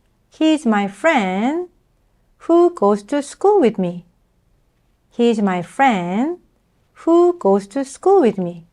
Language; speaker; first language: English; non-native, fluent; Korean